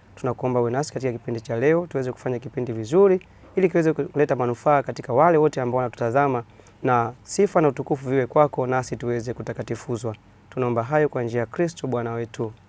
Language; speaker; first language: Swahili; native; Swahili